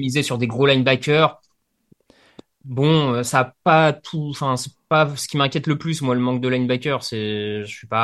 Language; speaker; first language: French; native; French